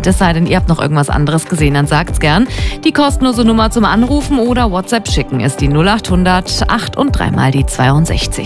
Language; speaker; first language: German; native; German